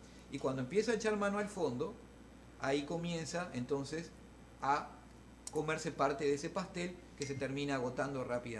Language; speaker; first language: Spanish; native; Spanish